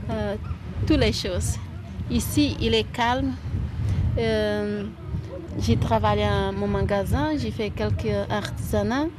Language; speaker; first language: French; non-native, learner; Kabuverdianu